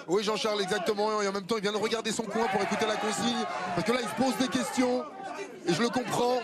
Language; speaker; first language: French; native; French